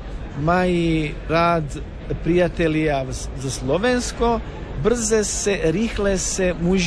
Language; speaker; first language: Slovak; non-native, learner; Croatian